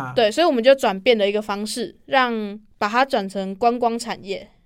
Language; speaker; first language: Chinese; native; Chinese